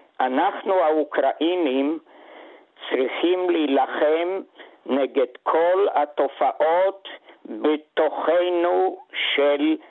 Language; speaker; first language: Hebrew; non-native, fluent; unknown